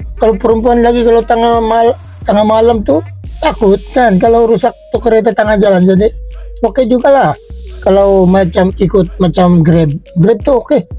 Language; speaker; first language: Malay; non-native, fluent; Filipino